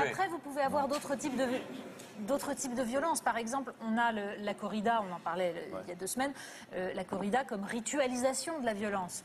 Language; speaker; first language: French; native; French